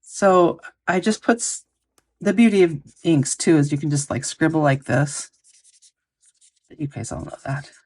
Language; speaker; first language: English; native; English